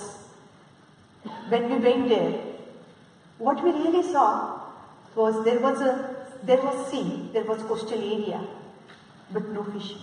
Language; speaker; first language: English; non-native, local second language; Marathi